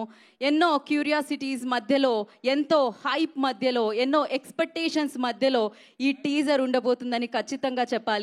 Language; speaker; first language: Telugu; native; Telugu